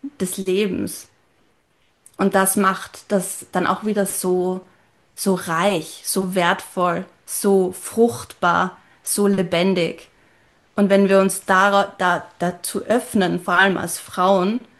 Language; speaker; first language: German; native; German